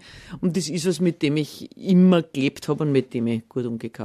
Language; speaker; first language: German; native; German